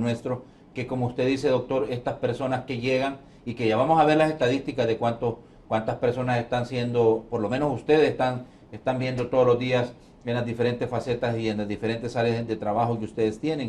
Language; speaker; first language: Spanish; native; Spanish